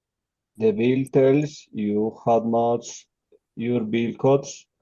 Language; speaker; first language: English; non-native, learner; Spanish